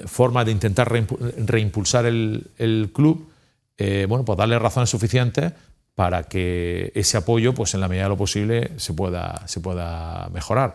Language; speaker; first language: Spanish; native; Spanish